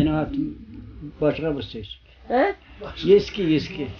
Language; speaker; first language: Turkish; non-native, learner; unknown